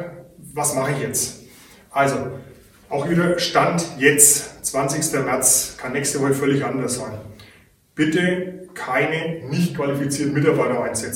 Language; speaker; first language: German; native; German